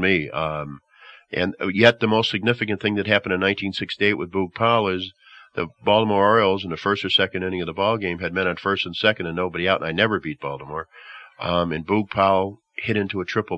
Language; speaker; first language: English; native; English